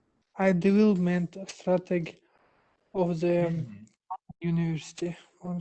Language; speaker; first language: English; non-native, learner; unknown